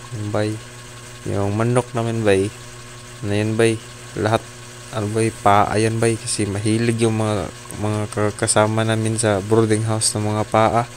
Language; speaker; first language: Filipino; non-native, local second language; Cebuano